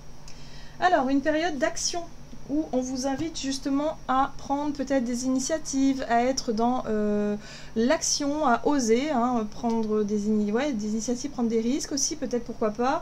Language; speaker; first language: French; native; French